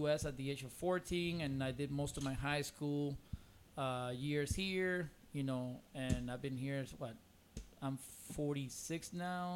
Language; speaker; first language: English; non-native, fluent; Spanish